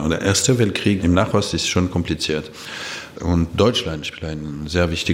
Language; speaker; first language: German; non-native, fluent; French